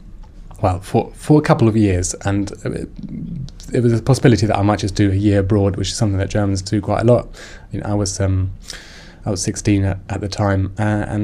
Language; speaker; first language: English; non-native, fluent; German